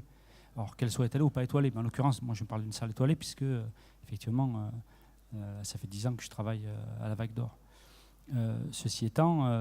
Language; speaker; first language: French; native; French